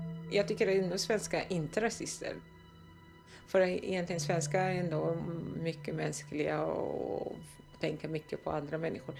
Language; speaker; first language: Swedish; non-native, fluent; Arabic